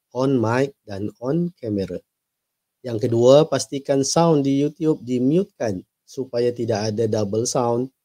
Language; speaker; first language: Malay; native; Malay